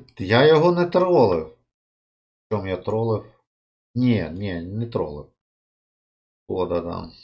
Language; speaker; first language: Ukrainian; native; Ukrainian